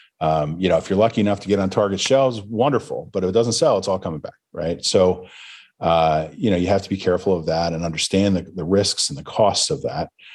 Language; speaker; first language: English; native; English